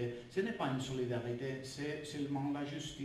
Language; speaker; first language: French; non-native, fluent; Catalan